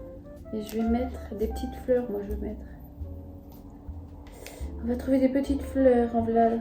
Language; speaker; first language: French; native; French